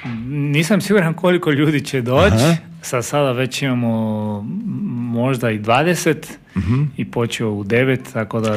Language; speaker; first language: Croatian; non-native, learner; Spanish